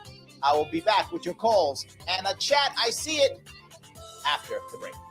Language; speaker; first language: English; native; English